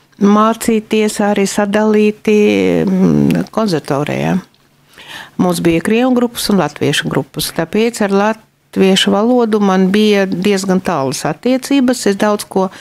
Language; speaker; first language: Latvian; early bilingual, other home language; Russian